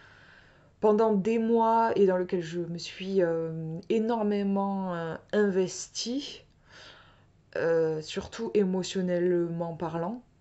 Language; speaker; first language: French; native; French